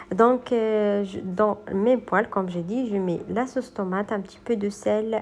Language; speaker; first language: French; non-native, local second language; Arabic